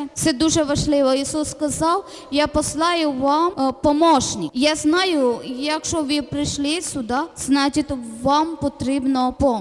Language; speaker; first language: Ukrainian; non-native, learner; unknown